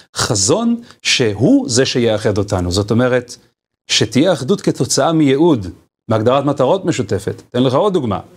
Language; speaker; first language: Hebrew; native; Hebrew